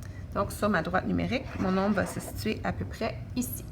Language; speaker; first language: French; native; French